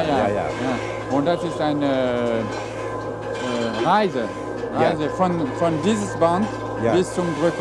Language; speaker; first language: German; non-native, learner; French